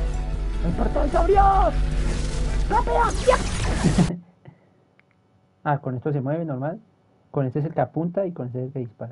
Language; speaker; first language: Spanish; native; Spanish